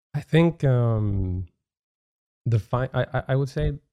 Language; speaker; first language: English; non-native, fluent; Spanish